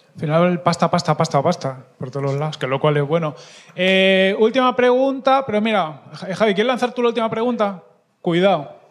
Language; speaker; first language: Spanish; native; Spanish